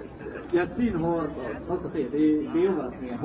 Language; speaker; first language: Swedish; non-native, fluent; Somali